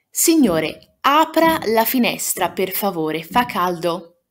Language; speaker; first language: Italian; non-native, fluent; Portuguese